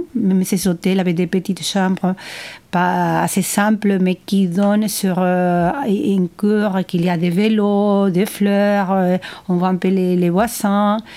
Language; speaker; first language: French; non-native, fluent; Spanish